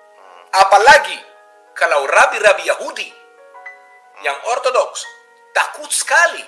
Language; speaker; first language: Indonesian; non-native, fluent; Hebrew